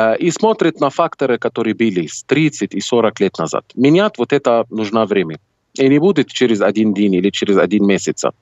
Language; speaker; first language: Russian; non-native, fluent; Arabic